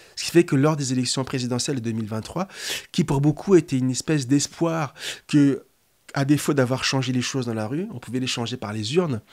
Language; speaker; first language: French; non-native, local second language; Lingala